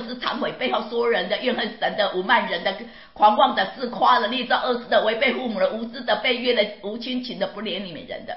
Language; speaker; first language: Chinese; native; Chinese